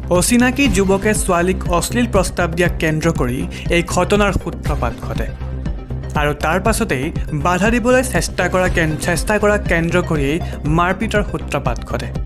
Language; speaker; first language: Assamese; non-native, local second language; Bangla